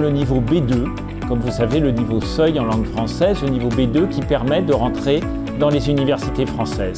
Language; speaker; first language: French; native; French